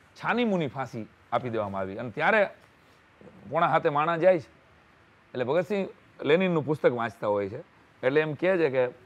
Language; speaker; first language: Gujarati; native; Gujarati